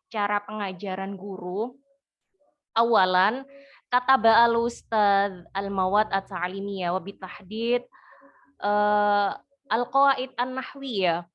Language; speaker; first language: Arabic; non-native, fluent; Indonesian